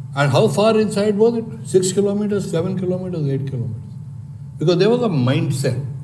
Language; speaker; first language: English; non-native, local second language; Hindi